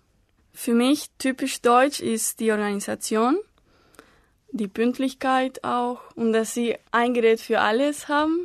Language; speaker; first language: German; non-native, learner; Spanish